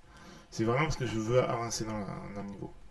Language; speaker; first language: French; native; French